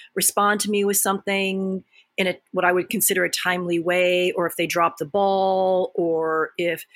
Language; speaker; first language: English; early bilingual, other home language; Japanese